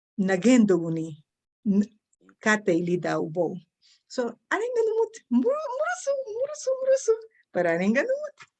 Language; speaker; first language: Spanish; non-native, local second language; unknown